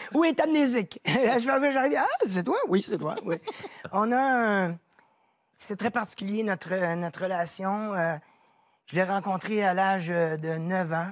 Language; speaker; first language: French; native; French